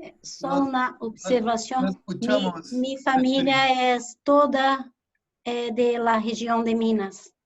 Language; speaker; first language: Portuguese; early bilingual, heritage; Portuguese